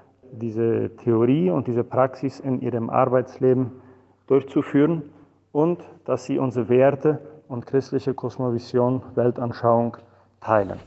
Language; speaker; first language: German; non-native, fluent; Spanish